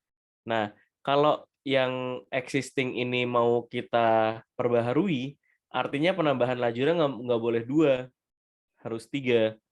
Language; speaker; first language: Indonesian; native; Indonesian